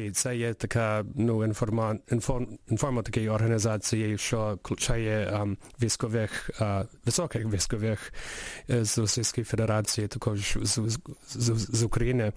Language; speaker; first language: Ukrainian; early bilingual, heritage; Ukrainian